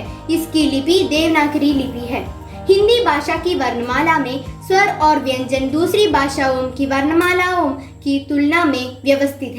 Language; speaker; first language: Hindi; non-native, local second language; Malayalam